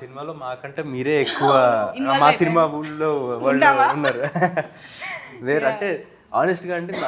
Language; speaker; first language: Telugu; native; Telugu